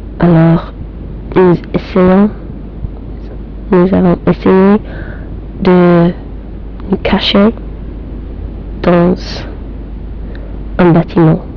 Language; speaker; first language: French; non-native, learner; English